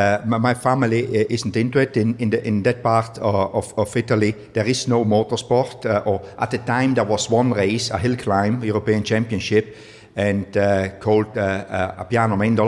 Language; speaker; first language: English; non-native, fluent; German